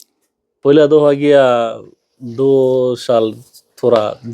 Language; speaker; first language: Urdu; non-native, learner; Bangla